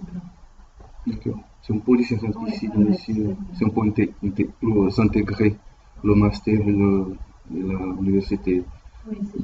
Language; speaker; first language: French; non-native, learner; Portuguese